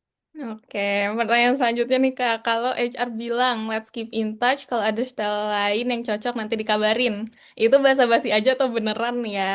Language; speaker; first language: Indonesian; native; Indonesian